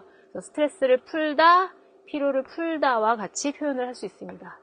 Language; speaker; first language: Korean; native; Korean